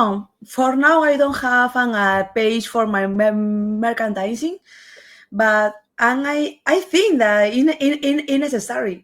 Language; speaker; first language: English; non-native, learner; Spanish